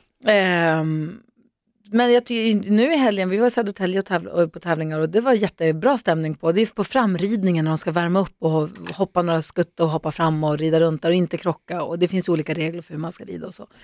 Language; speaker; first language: Swedish; native; Swedish